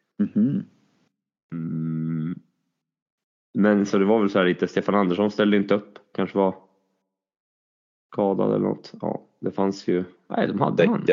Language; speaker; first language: Swedish; native; Swedish